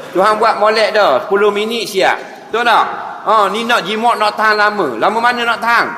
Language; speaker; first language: Malay; native; Malay